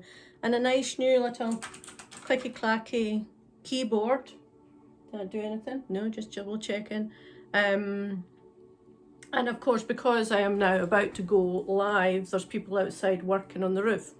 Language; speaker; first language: English; native; English